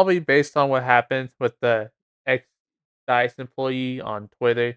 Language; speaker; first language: English; native; English